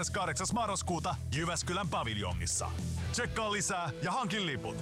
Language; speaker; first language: Finnish; native; Finnish